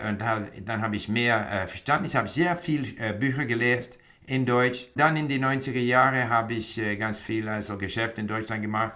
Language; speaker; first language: German; non-native, fluent; English